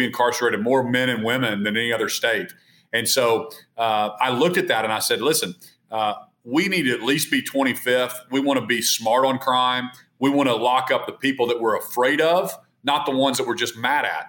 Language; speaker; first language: English; native; English